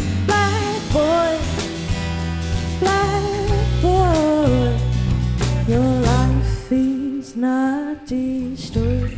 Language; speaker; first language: English; non-native, local second language; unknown